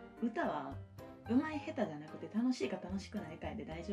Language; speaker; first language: Japanese; native; Japanese